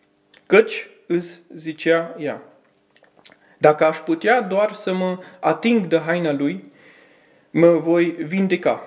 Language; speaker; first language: Romanian; early bilingual, heritage; Romanian